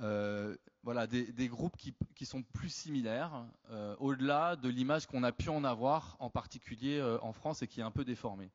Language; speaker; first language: French; native; French